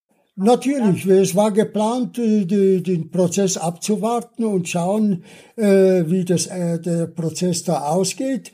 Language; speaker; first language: German; early bilingual, other home language; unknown